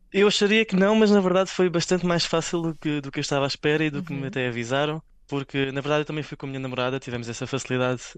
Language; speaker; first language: Portuguese; native; Portuguese